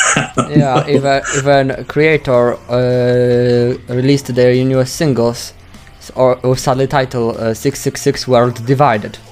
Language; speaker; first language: English; non-native, fluent; Polish